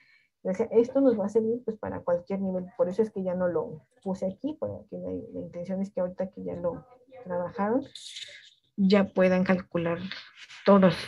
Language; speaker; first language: Spanish; native; Spanish